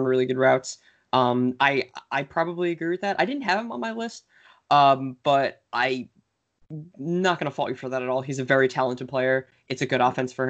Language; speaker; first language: English; native; English